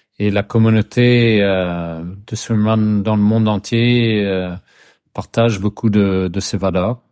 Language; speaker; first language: French; non-native, fluent; Swedish